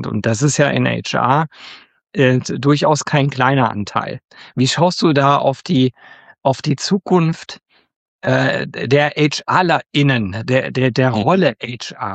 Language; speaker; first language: German; native; German